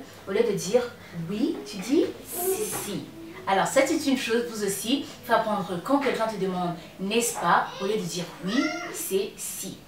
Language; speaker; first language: French; non-native, local second language; Kinyarwanda